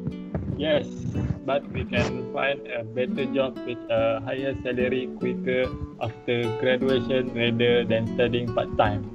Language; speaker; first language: English; non-native, learner; Malay